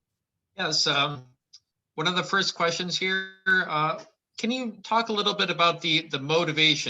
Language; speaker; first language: English; native; English